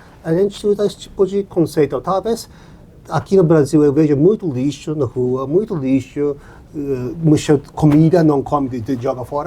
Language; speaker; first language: Portuguese; non-native, learner; Japanese